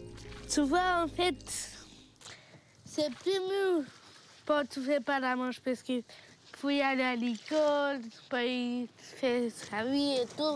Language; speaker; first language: French; non-native, learner; Romanian